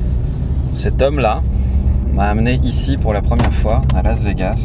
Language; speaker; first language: French; native; French